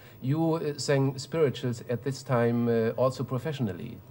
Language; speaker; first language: English; non-native, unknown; German